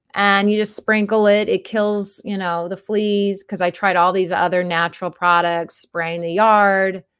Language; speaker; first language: English; native; English